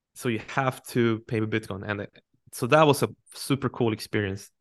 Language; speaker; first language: English; non-native, fluent; Swedish